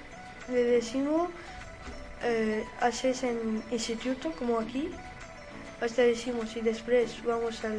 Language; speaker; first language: Spanish; non-native, learner; Urdu